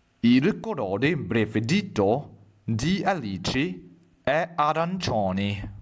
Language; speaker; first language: Italian; non-native, fluent; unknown